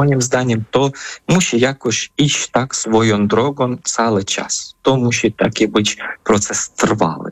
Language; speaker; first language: Polish; non-native, fluent; Ukrainian